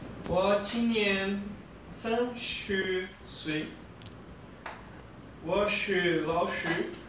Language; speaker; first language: Chinese; non-native, learner; Portuguese